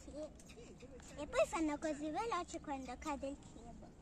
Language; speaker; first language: Italian; early bilingual, other home language; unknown